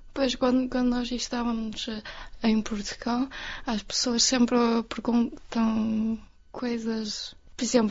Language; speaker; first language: Portuguese; non-native, learner; Chinese